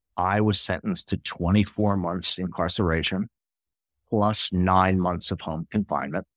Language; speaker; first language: English; native; English